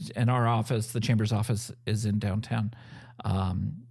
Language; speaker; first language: English; native; English